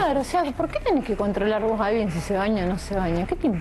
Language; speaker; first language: Spanish; native; Spanish